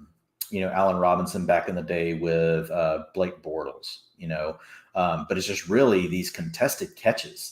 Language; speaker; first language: English; native; English